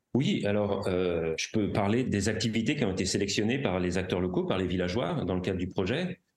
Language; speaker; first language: French; native; French